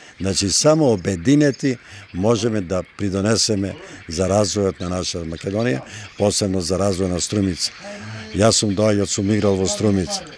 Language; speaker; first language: Macedonian; native; Macedonian